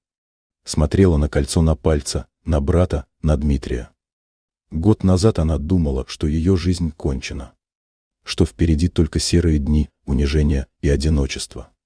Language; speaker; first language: Russian; native; Russian